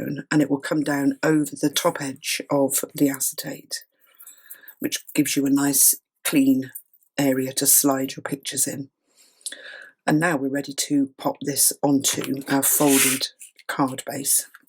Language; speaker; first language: English; native; English